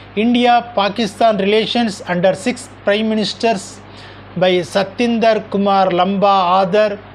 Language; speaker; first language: English; non-native, local second language; Tamil